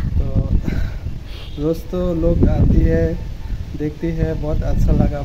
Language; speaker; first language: Hindi; non-native, local second language; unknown